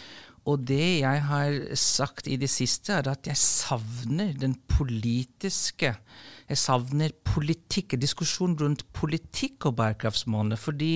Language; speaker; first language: Norwegian; non-native, fluent; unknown